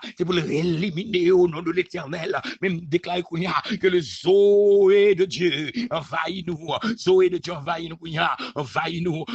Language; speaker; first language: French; non-native, local second language; Haitian Creole